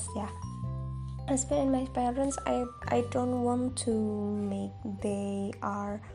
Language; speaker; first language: English; non-native, local second language; Indonesian